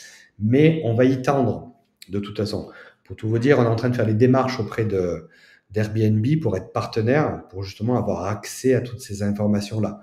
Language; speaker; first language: French; native; French